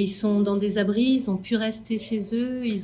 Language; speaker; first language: French; native; French